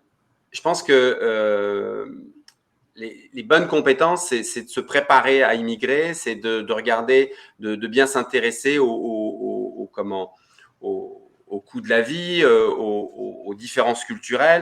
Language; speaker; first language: French; native; French